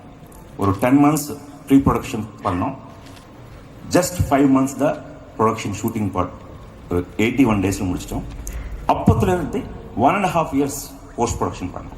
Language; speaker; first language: Tamil; non-native, fluent; Telugu